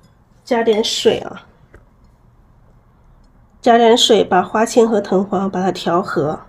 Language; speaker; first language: Chinese; native; Chinese